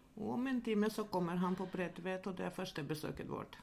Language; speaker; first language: Norwegian; non-native, fluent; Albanian